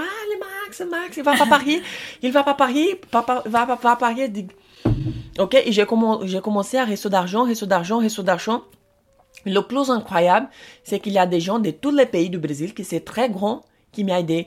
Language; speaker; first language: French; non-native, learner; Portuguese